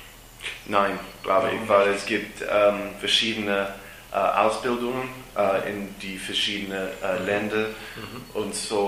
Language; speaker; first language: German; non-native, learner; English